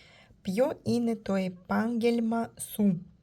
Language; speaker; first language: Greek; non-native, learner; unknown